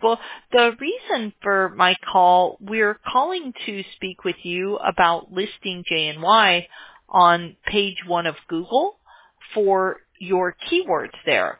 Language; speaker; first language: English; native; English